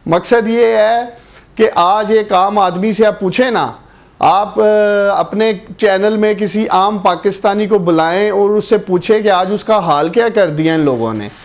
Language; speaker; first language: Urdu; non-native, local second language; Punjabi